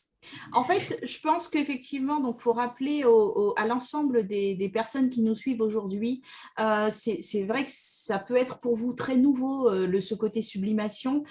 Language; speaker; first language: French; native; French